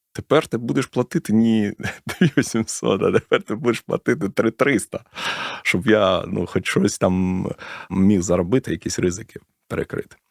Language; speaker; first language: Ukrainian; non-native, local second language; Russian